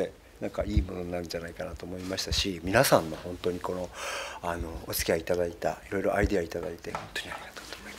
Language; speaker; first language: Japanese; native; Japanese